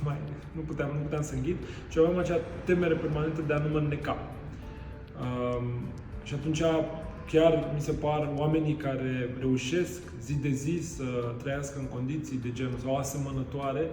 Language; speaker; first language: Romanian; native; Romanian